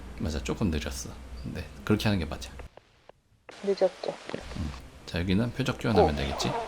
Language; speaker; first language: Korean; native; Korean